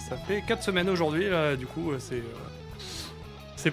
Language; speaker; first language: French; native; French